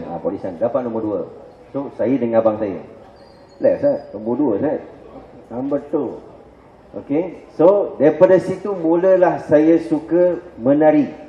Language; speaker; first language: Malay; non-native, local second language; Min Nan Chinese